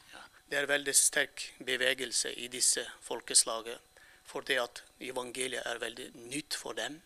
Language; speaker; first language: Norwegian; non-native, fluent; Turkmen